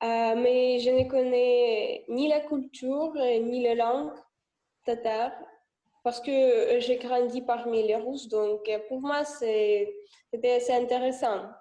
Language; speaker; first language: French; non-native, learner; Russian